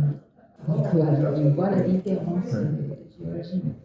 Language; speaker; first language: French; non-native, fluent; Japanese